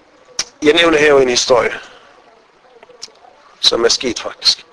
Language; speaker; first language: Danish; non-native, fluent; Arabic